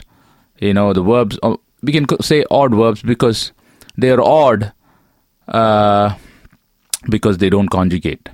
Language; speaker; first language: English; non-native, local second language; Tamil